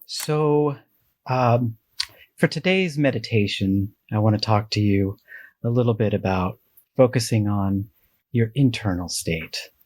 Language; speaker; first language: English; native; English